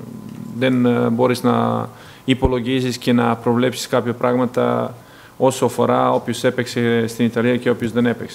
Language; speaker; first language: Greek; non-native, fluent; Serbian